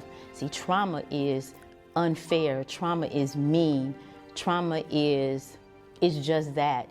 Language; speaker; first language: English; native; English